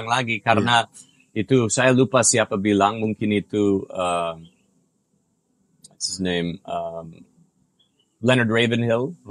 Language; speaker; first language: Indonesian; non-native, fluent; English